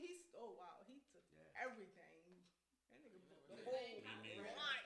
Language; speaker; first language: English; native; English